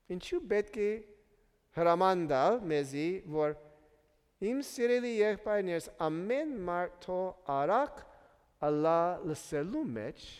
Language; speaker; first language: Armenian; early bilingual, heritage; Armenian